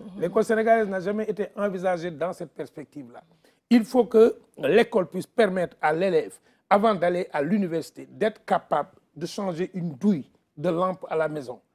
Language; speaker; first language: French; non-native, local second language; Wolof